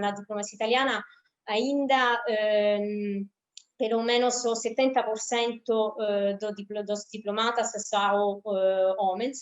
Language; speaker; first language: Portuguese; non-native, fluent; Italian